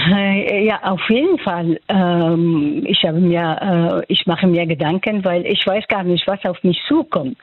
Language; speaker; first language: German; non-native, fluent; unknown